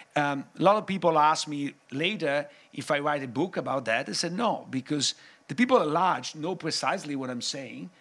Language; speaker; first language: English; non-native, fluent; Italian